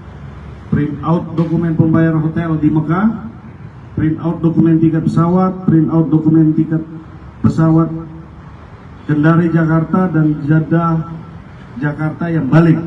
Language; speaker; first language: Indonesian; native; Indonesian